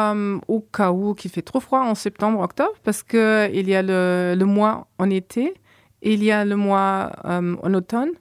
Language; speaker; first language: French; non-native, fluent; German